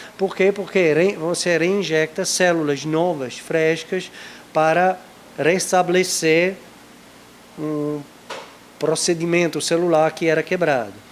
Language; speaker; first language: Portuguese; non-native, fluent; Italian